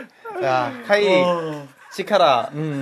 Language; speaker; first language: Japanese; non-native, learner; Korean